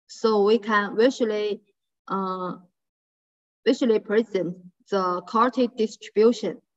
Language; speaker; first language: English; non-native, fluent; Chinese